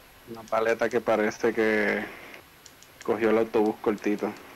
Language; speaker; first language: Spanish; early bilingual, heritage; Spanish